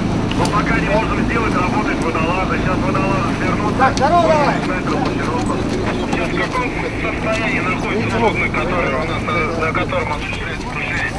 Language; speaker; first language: Russian; native; Russian